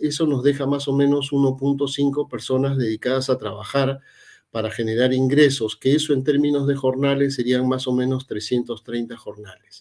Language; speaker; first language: Spanish; native; Spanish